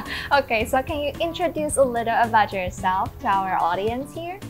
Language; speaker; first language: English; non-native, fluent; Chinese